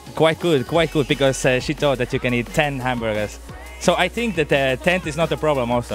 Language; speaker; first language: English; non-native, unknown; Estonian